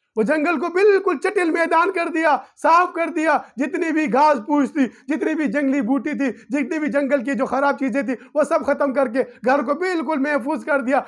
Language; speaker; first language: Urdu; non-native, local second language; Pashto